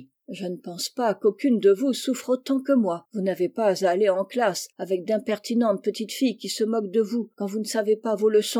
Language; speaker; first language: French; native; French